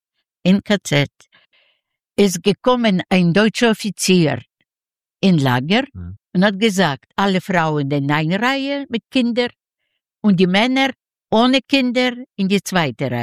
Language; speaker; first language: German; non-native, learner; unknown